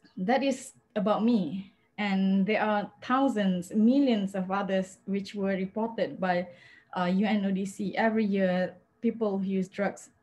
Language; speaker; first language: English; non-native, local second language; Malay